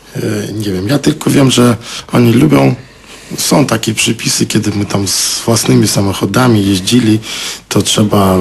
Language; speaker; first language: Polish; non-native, fluent; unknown